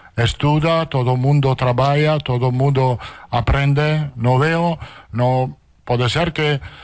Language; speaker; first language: Portuguese; non-native, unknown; Italian